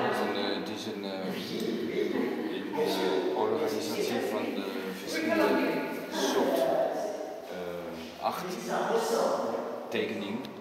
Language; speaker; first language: Dutch; non-native, learner; French